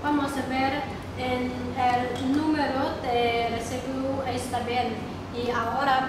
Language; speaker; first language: Spanish; non-native, learner; Chinese